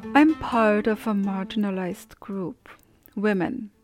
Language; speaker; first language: English; non-native, fluent; German